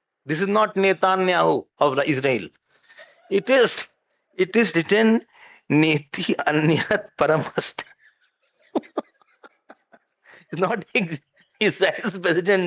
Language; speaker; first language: English; non-native, local second language; Hindi